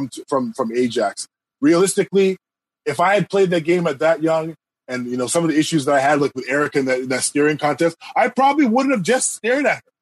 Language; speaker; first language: English; native; English